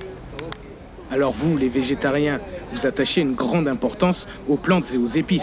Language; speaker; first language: French; native; French